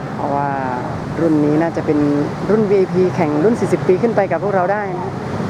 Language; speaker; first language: Thai; native; Thai